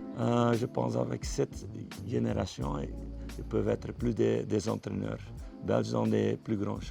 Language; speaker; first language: French; non-native, local second language; Dutch